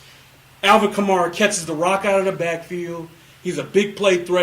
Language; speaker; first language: English; native; English